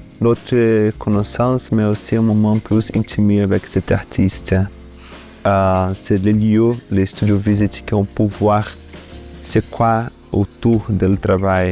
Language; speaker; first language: French; non-native, fluent; Portuguese